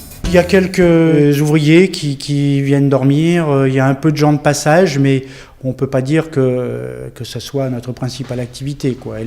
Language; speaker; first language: French; native; French